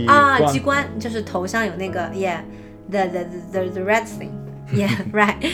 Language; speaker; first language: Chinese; native; Chinese